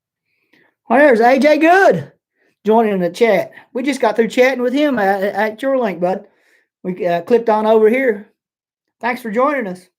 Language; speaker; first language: English; native; English